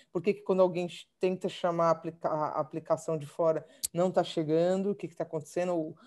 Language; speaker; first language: Portuguese; native; Portuguese